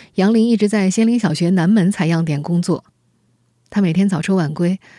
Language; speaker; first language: Chinese; native; Chinese